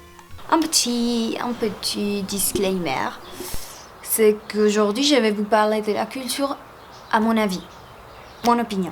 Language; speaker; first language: French; non-native, fluent; Spanish